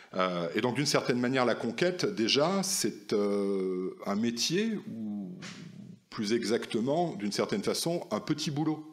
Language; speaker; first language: French; native; French